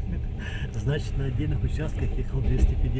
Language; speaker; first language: Russian; native; Russian